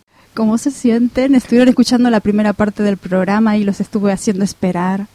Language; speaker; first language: Spanish; native; Spanish